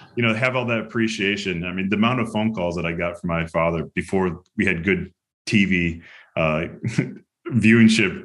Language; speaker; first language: English; native; English